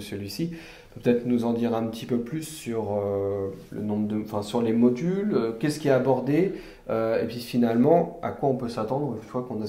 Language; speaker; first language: French; native; French